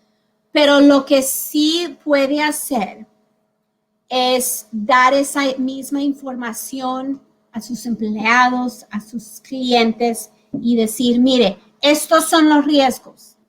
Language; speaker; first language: Spanish; early bilingual, heritage; Spanish